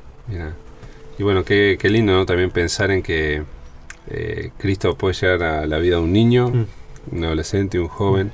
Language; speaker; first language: Spanish; native; Spanish